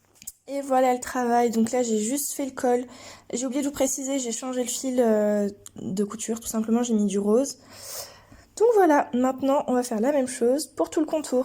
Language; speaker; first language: French; native; French